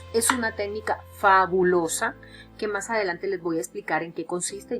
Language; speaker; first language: Spanish; native; Spanish